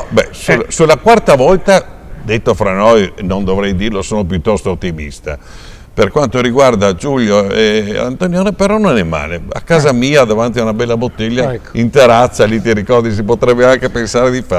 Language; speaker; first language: Italian; native; Italian